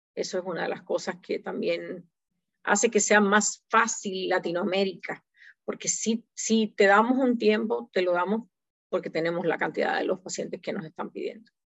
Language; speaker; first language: Spanish; native; Spanish